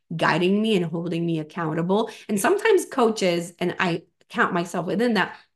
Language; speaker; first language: English; non-native, fluent; Spanish